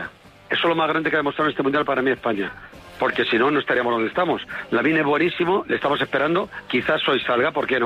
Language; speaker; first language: Spanish; native; Spanish